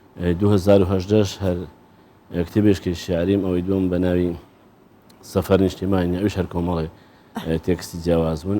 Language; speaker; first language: Central Kurdish; native; Central Kurdish